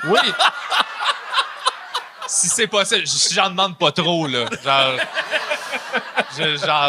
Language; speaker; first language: French; native; French